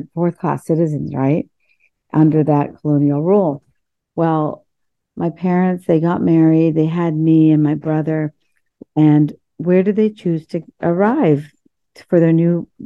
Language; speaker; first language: English; early bilingual, other home language; Urdu